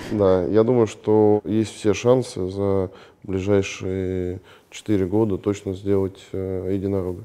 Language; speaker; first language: Russian; native; Russian